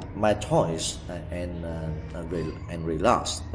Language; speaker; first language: English; non-native, learner; Vietnamese